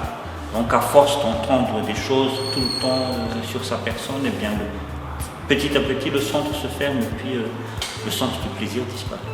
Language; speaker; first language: French; non-native, local second language; Malagasy